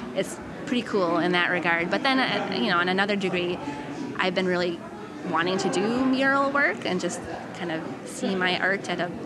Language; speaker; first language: English; native; English